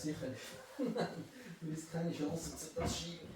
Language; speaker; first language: German; native; German